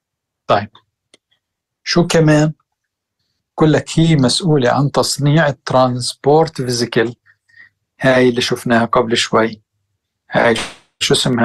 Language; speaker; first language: Arabic; native; Arabic